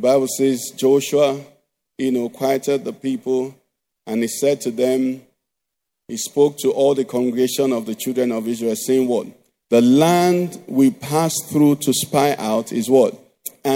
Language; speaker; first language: English; non-native, local second language; Igbo